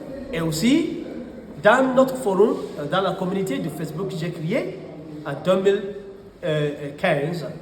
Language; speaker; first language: French; non-native, fluent; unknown